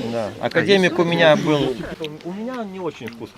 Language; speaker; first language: Russian; native; Russian